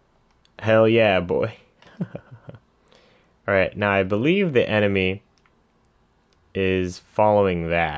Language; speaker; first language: English; native; English